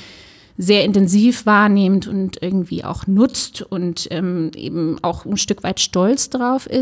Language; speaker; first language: German; native; German